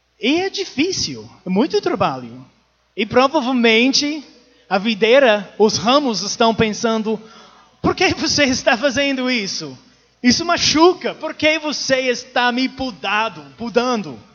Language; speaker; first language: Portuguese; non-native, learner; English